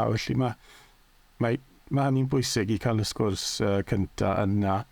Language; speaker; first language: Welsh; native; Welsh